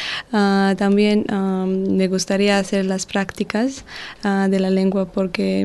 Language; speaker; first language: Spanish; non-native, learner; Georgian